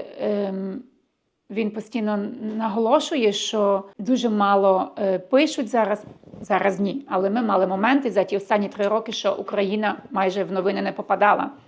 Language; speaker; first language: Ukrainian; early bilingual, heritage; Ukrainian